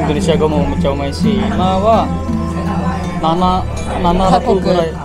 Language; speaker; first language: Japanese; non-native, fluent; Indonesian